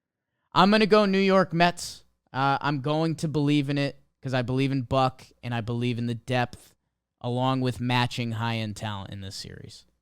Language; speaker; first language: English; native; English